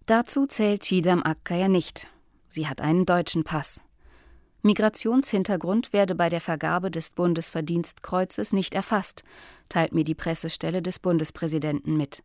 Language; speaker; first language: German; native; German